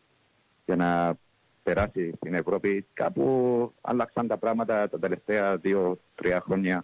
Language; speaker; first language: Greek; early bilingual, heritage; English